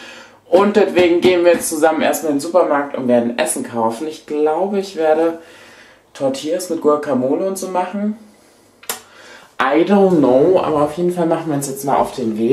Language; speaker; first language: German; native; German